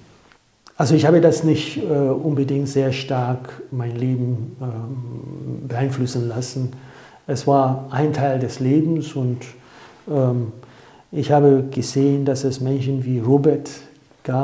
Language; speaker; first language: German; non-native, fluent; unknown